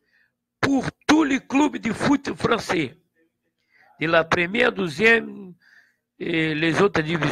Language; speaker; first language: French; non-native, learner; Portuguese